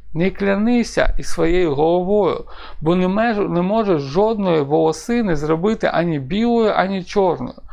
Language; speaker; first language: Ukrainian; non-native, local second language; Russian